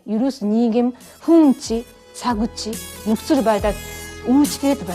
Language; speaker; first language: Mongolian; non-native, fluent; Japanese